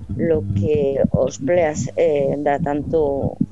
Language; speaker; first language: Spanish; non-native, fluent; French